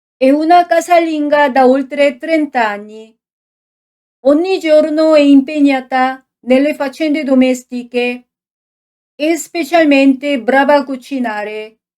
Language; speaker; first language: Italian; non-native, fluent; Korean